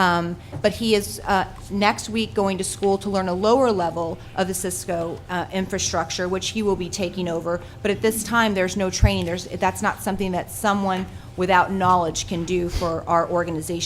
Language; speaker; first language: English; native; English